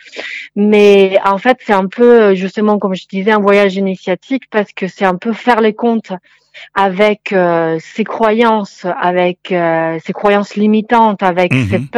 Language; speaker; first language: French; non-native, fluent; Italian